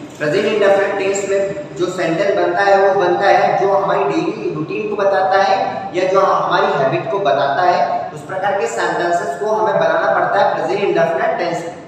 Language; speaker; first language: Hindi; native; Hindi